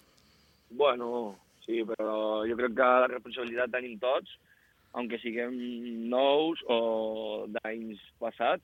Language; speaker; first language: Catalan; non-native, local second language; Spanish